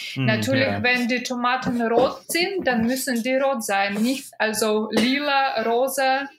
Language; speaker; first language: German; non-native, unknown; Russian